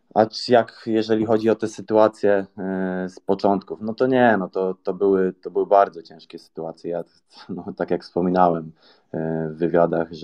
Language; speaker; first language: Polish; native; Polish